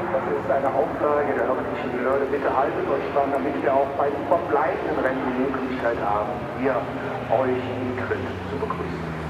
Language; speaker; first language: German; native; German